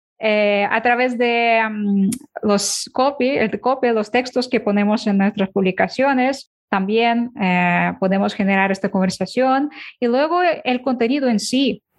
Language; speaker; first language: Spanish; non-native, fluent; Ukrainian